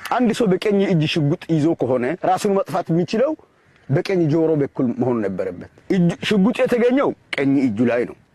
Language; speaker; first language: Amharic; non-native, local second language; Afar